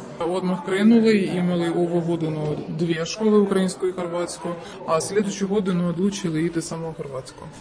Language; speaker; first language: Croatian; non-native, learner; Ukrainian